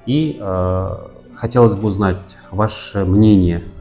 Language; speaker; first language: Russian; non-native, local second language; Kazakh